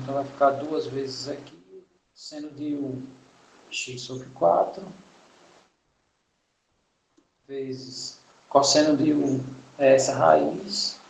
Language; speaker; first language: Portuguese; native; Portuguese